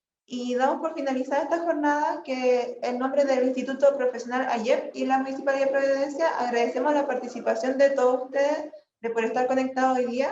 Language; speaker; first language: Spanish; native; Spanish